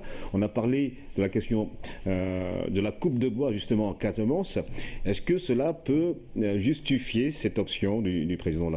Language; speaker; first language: French; non-native, local second language; Wolof